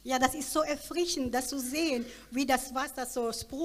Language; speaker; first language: German; non-native, learner; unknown